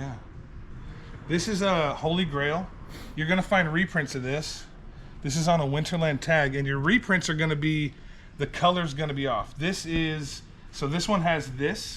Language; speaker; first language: English; native; English